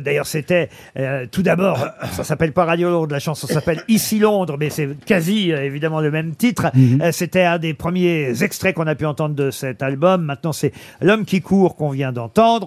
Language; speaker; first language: French; native; French